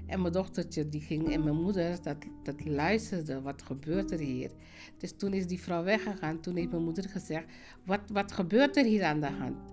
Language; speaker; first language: Dutch; non-native, fluent; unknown